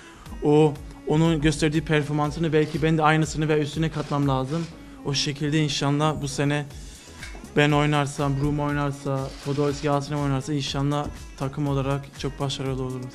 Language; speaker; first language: Turkish; early bilingual, other home language; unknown